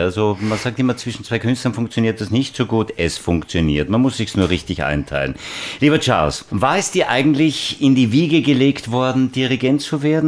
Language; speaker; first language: German; native; German